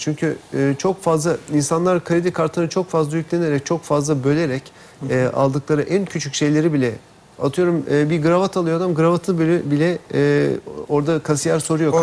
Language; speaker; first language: Turkish; native; Turkish